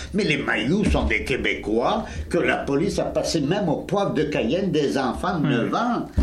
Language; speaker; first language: French; native; French